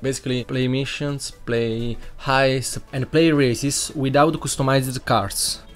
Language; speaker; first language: English; non-native, learner; Italian